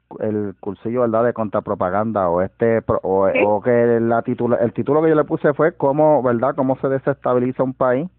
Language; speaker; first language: Spanish; native; Spanish